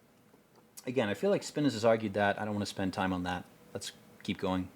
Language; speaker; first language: English; native; English